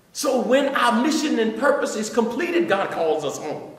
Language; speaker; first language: English; native; English